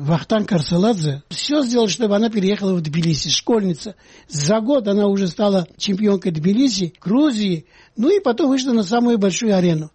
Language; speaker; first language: Russian; non-native, local second language; Georgian